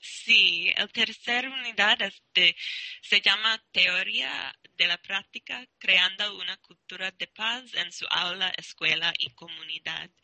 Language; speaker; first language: Spanish; non-native, learner; English